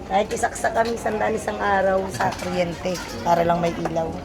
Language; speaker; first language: Filipino; native; Filipino